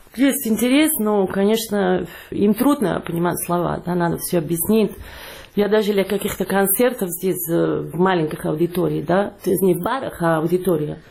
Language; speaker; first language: Russian; non-native, fluent; Catalan